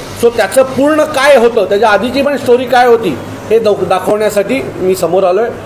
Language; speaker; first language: Marathi; native; Marathi